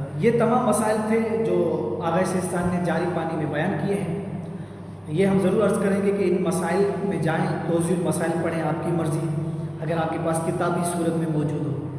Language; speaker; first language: Urdu; non-native, local second language; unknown